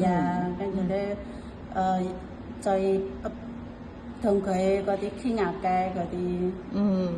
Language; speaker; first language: Cantonese; non-native, fluent; Indonesian